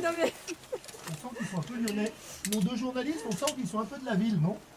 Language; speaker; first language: French; native; French